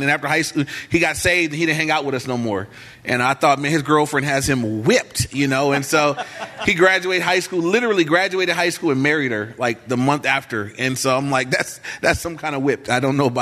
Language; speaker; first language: English; native; English